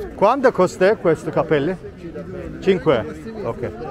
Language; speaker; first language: Italian; non-native, learner; Turkish